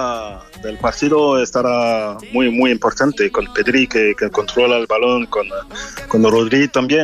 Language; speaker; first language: Spanish; non-native, fluent; French